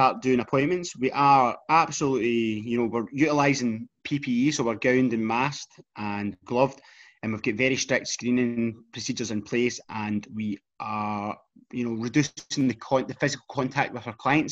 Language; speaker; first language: English; native; English